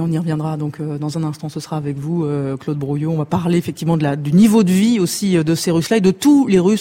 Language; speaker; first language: French; native; French